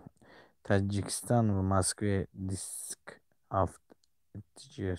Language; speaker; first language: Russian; non-native, learner; Tajik